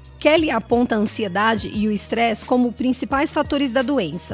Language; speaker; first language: Portuguese; native; Portuguese